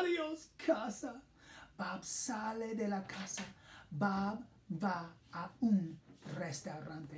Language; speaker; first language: Spanish; non-native, fluent; English